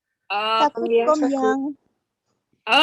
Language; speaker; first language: French; non-native, learner; Indonesian